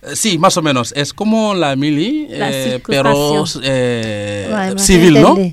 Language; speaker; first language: Spanish; non-native, fluent; Serer